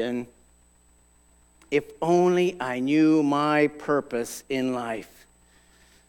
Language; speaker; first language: English; native; English